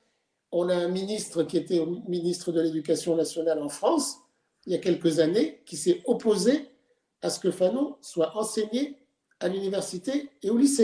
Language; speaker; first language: French; native; French